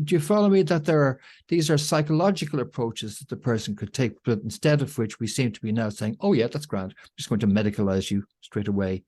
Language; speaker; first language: English; native; English